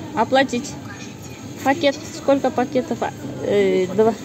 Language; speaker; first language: Russian; non-native, local second language; Kazakh